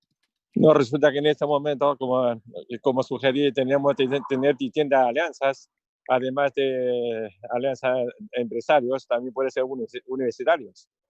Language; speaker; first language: Spanish; non-native, learner; Chinese